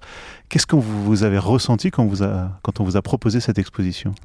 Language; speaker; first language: French; native; French